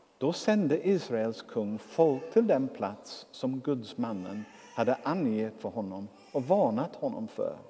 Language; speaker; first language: Swedish; non-native, fluent; English